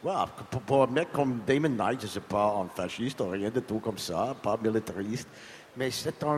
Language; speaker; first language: French; non-native, learner; English